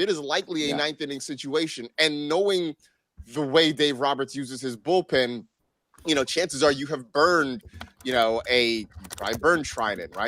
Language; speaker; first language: English; native; English